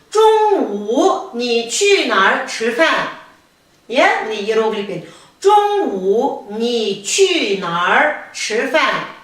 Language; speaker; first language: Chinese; non-native, fluent; Kazakh